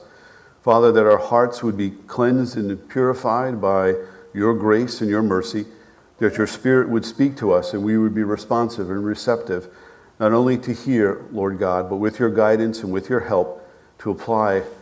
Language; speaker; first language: English; native; English